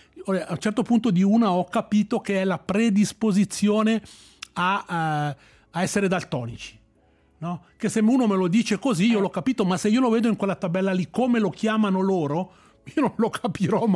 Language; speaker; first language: Italian; native; Italian